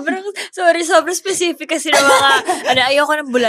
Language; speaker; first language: Filipino; native; Filipino